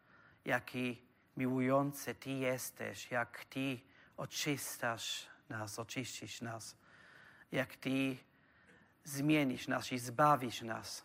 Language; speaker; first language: Polish; non-native, learner; German